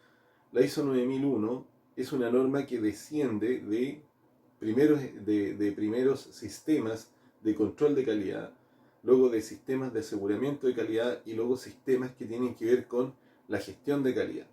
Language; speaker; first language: Spanish; native; Spanish